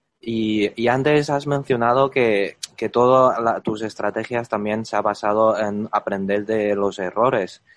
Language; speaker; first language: Spanish; non-native, fluent; Chinese